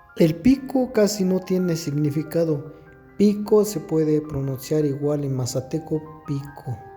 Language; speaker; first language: Spanish; non-native, local second language; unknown